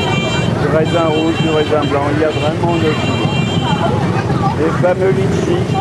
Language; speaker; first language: French; native; French